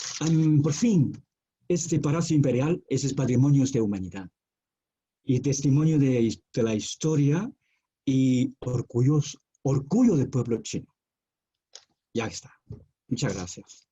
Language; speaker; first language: Spanish; non-native, fluent; Chinese